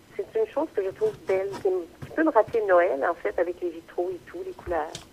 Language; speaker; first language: French; native; French